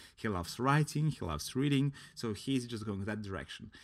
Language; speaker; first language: English; non-native, fluent; Latvian